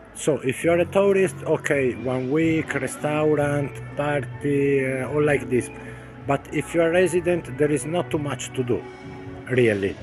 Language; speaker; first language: English; non-native, learner; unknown